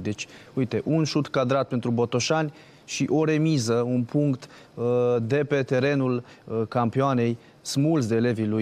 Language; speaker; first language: Romanian; native; Romanian